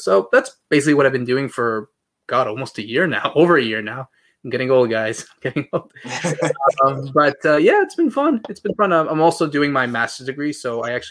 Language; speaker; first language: English; native; English